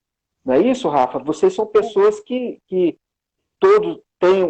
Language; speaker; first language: Portuguese; native; Portuguese